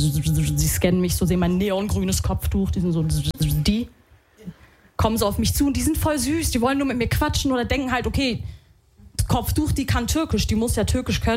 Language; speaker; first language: German; early bilingual, other home language; Arabic